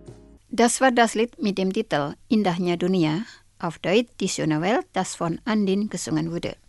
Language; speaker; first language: German; non-native, fluent; Indonesian